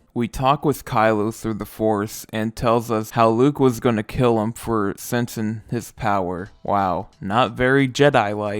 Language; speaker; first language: English; native; English